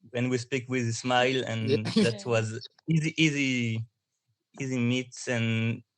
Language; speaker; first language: English; non-native, learner; French